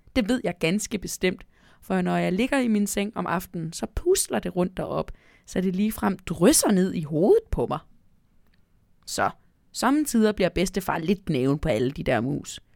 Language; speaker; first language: Danish; native; Danish